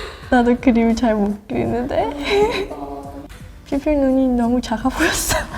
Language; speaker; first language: Korean; non-native, fluent; Burmese